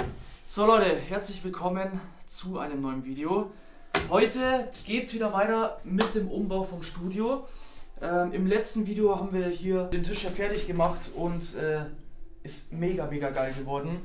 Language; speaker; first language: German; native; German